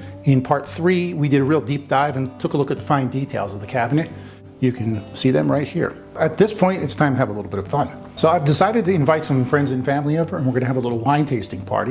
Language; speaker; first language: English; native; English